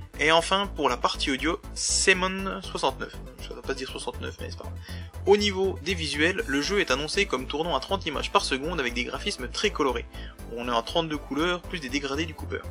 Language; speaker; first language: French; native; French